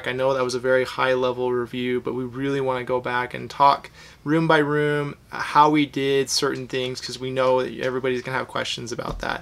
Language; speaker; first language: English; native; English